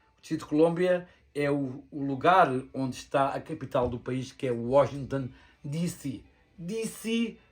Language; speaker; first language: Portuguese; native; Portuguese